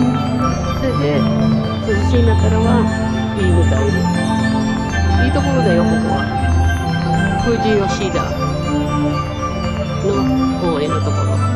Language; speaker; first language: Japanese; non-native, learner; Filipino